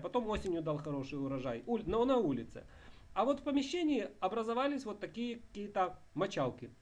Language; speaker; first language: Russian; native; Russian